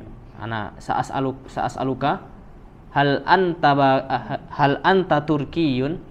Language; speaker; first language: Arabic; non-native, fluent; Indonesian